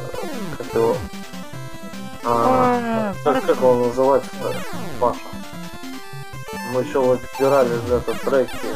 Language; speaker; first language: Russian; native; Russian